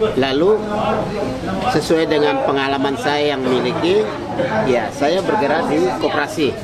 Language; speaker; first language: Indonesian; native; Indonesian